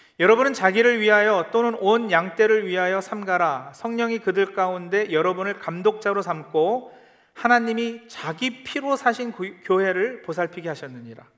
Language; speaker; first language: Korean; early bilingual, heritage; Korean